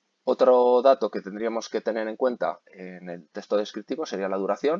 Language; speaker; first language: Spanish; native; Spanish